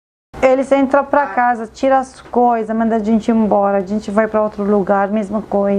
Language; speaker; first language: Portuguese; non-native, learner; Arabic